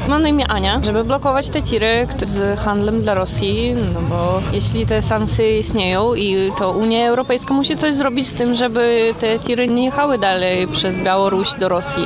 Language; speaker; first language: Polish; non-native, fluent; Russian